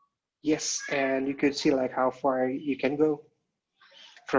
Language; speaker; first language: English; non-native, local second language; Indonesian